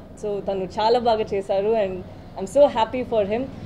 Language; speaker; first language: Telugu; non-native, learner; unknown